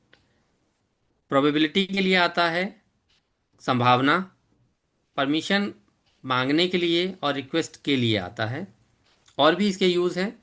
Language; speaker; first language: Hindi; native; Hindi